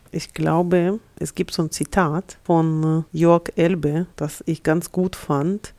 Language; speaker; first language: German; non-native, fluent; Russian